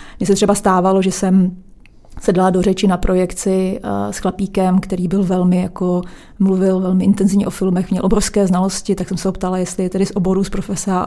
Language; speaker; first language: Czech; native; Czech